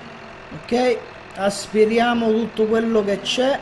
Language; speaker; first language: Italian; native; Italian